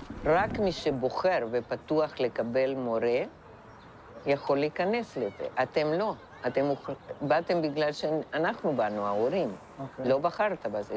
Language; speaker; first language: Hebrew; non-native, fluent; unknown